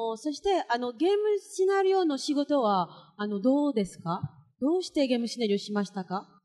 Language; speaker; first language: Japanese; non-native, learner; French